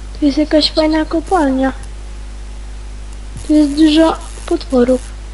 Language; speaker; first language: Polish; native; Polish